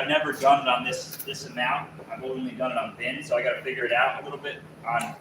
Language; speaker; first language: English; native; English